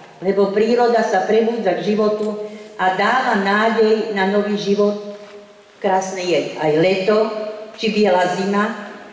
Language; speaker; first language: Slovak; native; Slovak